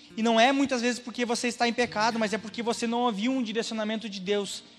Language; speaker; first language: Portuguese; native; Portuguese